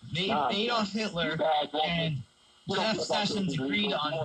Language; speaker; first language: English; native; English